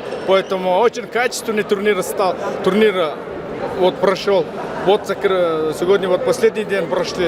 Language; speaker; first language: Russian; non-native, fluent; Mongolian